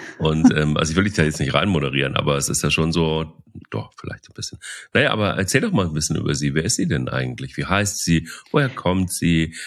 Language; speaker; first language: German; native; German